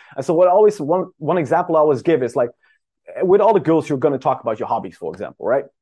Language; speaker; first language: English; non-native, fluent; Dutch